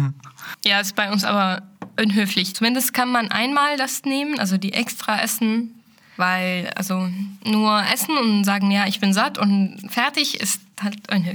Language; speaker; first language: German; non-native, fluent; Arabic